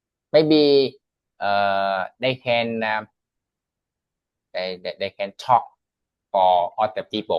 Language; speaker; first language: English; non-native, learner; Vietnamese